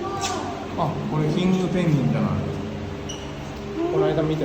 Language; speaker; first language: Japanese; native; Japanese